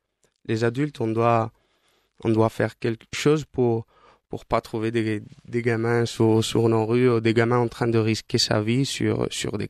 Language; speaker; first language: French; non-native, fluent; Spanish